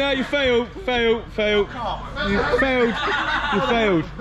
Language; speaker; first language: English; native; English